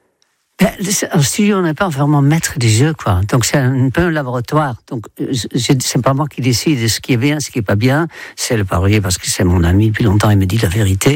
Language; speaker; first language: French; non-native, fluent; Dutch